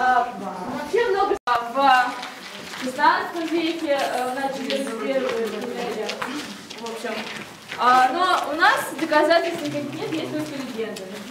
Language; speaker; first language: Russian; native; Russian